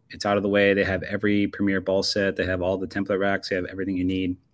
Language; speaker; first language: English; native; English